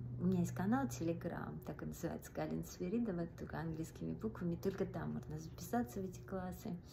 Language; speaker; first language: Russian; native; Russian